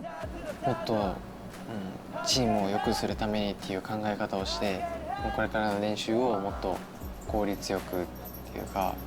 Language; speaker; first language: Japanese; native; Japanese